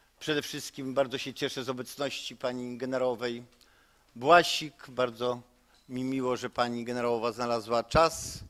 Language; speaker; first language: Polish; native; Polish